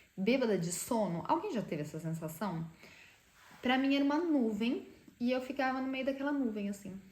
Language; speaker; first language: Portuguese; native; Portuguese